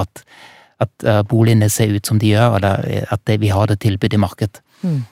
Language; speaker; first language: Norwegian; non-native, fluent; German